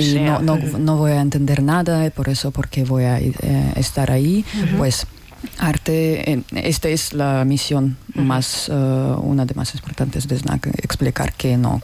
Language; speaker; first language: Spanish; non-native, learner; Russian